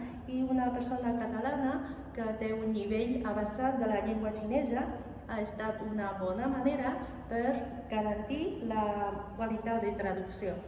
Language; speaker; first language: Catalan; non-native, fluent; Chinese